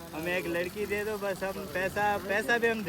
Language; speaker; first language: Hindi; non-native, learner; Pashto